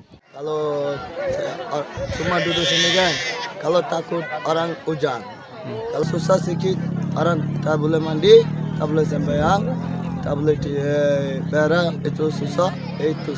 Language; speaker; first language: Indonesian; non-native, learner; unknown